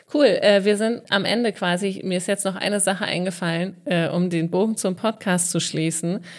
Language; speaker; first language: German; native; German